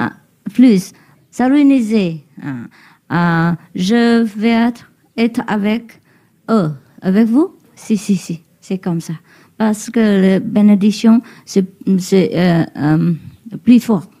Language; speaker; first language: French; non-native, learner; Vietnamese